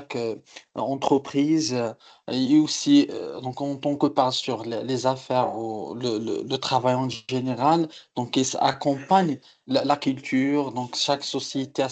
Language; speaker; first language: French; non-native, local second language; Arabic